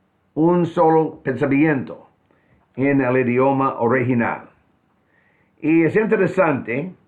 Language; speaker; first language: Spanish; non-native, fluent; English